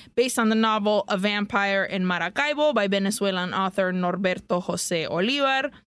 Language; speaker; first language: English; early bilingual, other home language; Spanish